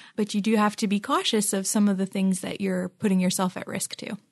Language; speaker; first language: English; non-native, local second language; Filipino